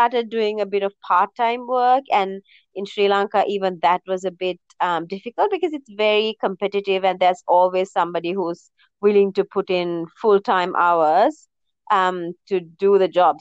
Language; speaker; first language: English; non-native, local second language; Sinhala